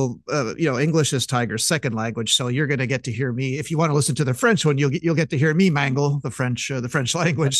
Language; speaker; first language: English; native; English